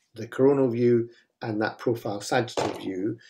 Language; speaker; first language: English; native; English